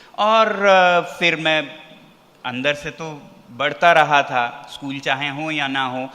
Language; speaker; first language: Hindi; non-native, local second language; Ladakhi